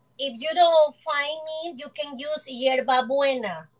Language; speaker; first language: English; non-native, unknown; Spanish